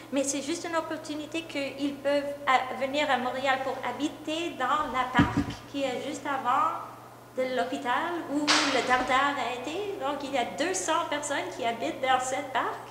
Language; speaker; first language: French; non-native, local second language; English